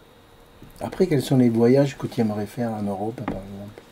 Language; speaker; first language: French; native; French